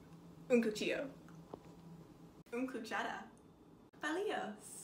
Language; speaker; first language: Spanish; non-native, learner; English